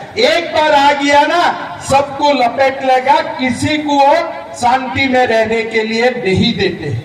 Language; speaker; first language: Hindi; non-native, local second language; Assamese